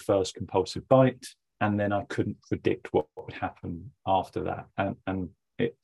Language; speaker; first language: English; native; English